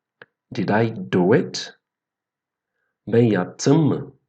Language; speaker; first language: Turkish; non-native, fluent; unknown